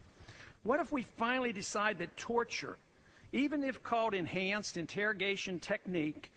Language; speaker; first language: English; native; English